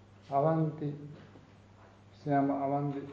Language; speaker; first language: Italian; non-native, learner; Tibetan